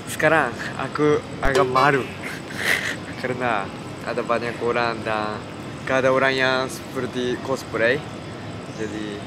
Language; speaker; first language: Indonesian; non-native, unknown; Japanese